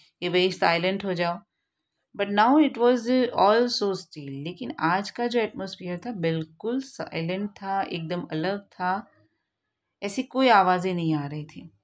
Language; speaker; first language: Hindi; non-native, local second language; Gujarati